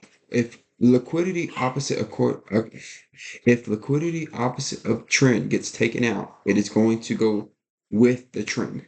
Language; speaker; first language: English; native; English